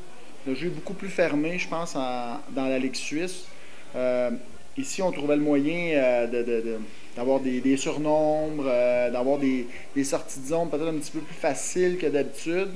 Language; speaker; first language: French; native; French